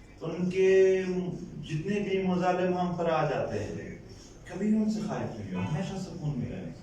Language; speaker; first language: Urdu; non-native, local second language; Pashto